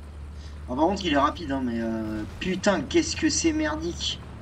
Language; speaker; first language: French; native; French